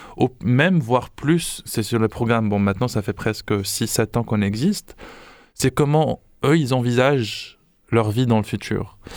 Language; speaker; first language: French; non-native, local second language; Arabic